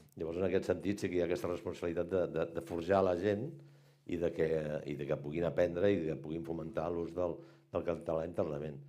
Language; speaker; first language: Catalan; native; Catalan